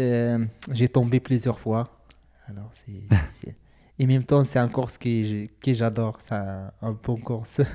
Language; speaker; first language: French; non-native, learner; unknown